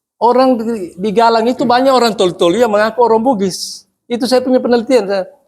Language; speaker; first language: Indonesian; non-native, local second language; Buginese